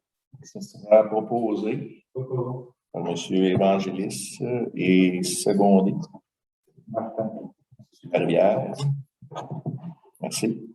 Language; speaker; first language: French; native; French